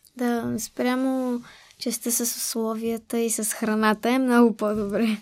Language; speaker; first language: Bulgarian; early bilingual, heritage; Bulgarian